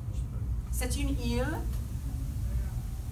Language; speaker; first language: French; non-native, fluent; English